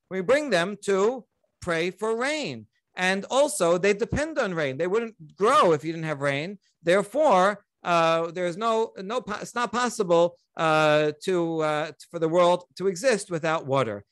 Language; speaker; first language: English; native; English